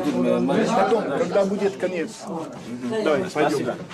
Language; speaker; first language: Russian; non-native, learner; French